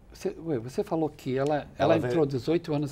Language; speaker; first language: Portuguese; non-native, fluent; English